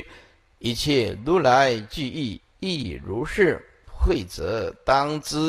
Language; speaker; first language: Chinese; native; Chinese